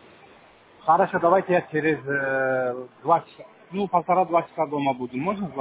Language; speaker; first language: Russian; non-native, learner; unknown